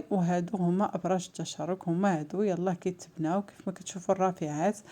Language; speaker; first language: Arabic; native; Arabic